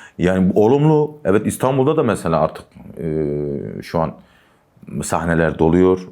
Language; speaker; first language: Turkish; non-native, local second language; Kurdish